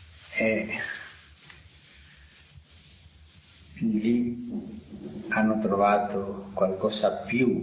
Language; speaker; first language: Italian; non-native, fluent; Spanish